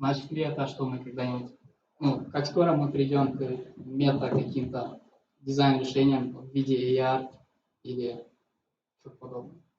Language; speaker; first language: Russian; native; Russian